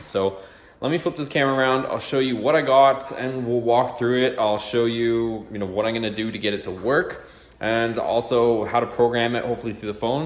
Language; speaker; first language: English; native; English